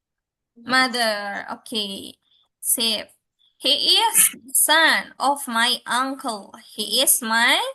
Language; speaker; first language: English; non-native, local second language; Indonesian